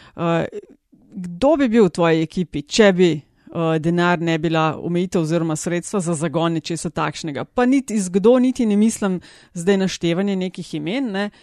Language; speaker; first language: Slovenian; native; Slovenian